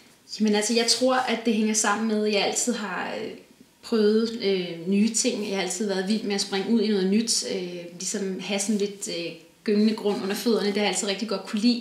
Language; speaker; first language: Danish; native; Danish